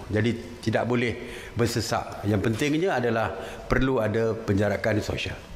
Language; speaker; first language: Malay; native; Malay